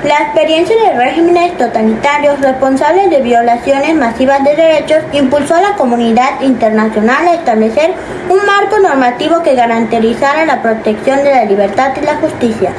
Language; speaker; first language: Spanish; native; Spanish